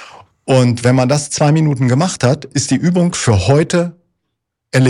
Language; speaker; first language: German; native; German